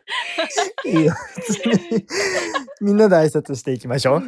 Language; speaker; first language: Japanese; native; Japanese